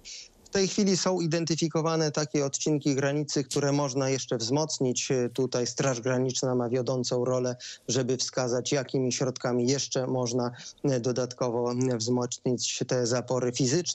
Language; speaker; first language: Polish; native; Polish